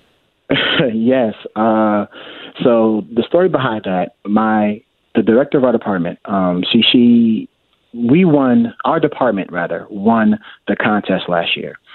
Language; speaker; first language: English; native; English